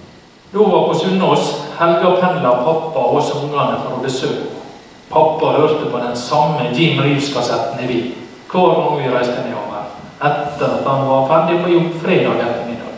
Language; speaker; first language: Norwegian; native; Norwegian